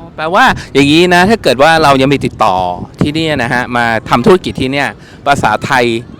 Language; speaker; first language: Thai; native; Thai